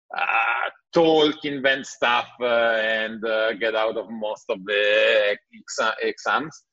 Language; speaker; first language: English; non-native, fluent; Italian